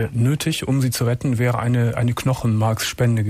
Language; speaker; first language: German; native; German